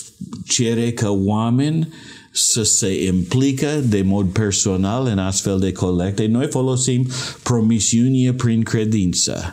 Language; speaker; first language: Romanian; non-native, learner; English